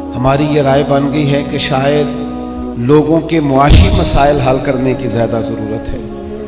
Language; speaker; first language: Urdu; non-native, local second language; Punjabi